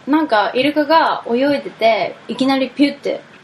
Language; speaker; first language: Japanese; early bilingual, heritage; Japanese